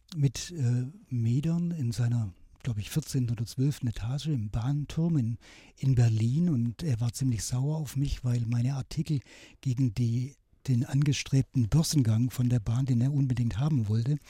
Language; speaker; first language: German; native; German